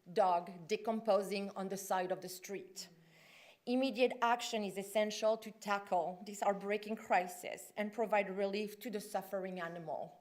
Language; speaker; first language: English; non-native, fluent; French